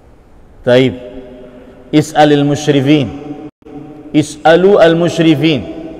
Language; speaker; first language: Arabic; non-native, fluent; Indonesian